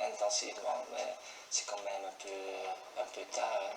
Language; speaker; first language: French; non-native, local second language; Dutch